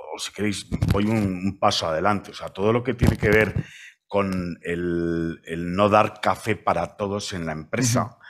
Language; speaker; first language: Spanish; native; Spanish